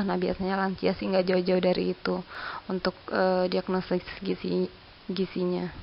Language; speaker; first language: Indonesian; native; Indonesian